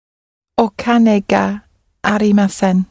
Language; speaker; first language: Japanese; non-native, learner; English